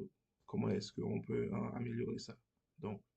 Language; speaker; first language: French; non-native, learner; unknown